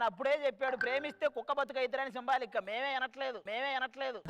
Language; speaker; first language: Telugu; native; Telugu